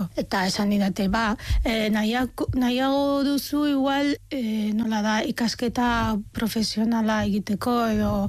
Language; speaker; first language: Basque; non-native, fluent; Arabic